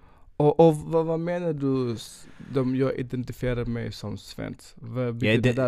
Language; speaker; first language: Swedish; non-native, fluent; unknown